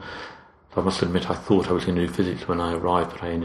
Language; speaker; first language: English; native; English